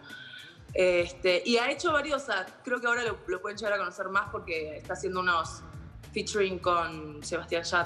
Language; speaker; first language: Spanish; native; Spanish